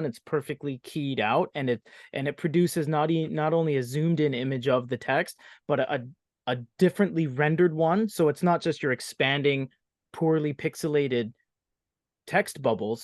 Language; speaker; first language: English; native; English